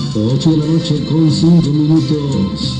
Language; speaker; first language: Spanish; native; Spanish